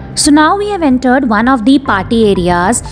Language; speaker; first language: English; non-native, local second language; Hindi